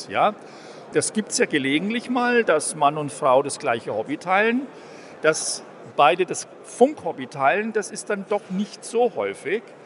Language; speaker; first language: German; native; German